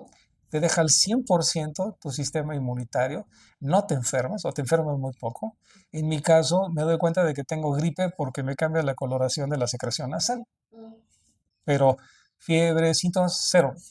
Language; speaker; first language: Spanish; native; Spanish